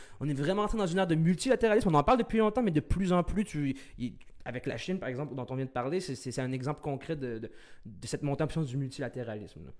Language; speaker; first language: French; early bilingual, other home language; Arabic